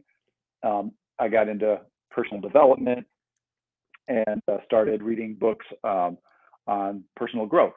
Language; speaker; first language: English; native; English